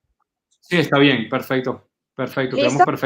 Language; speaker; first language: Spanish; native; Spanish